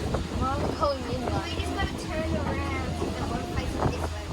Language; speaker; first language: English; native; English